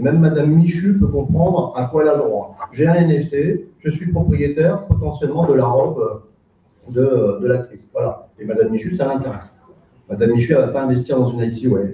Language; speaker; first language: French; native; French